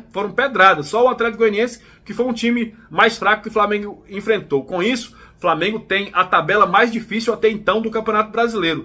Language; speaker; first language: Portuguese; native; Portuguese